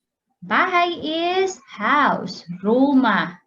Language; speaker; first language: English; non-native, local second language; Filipino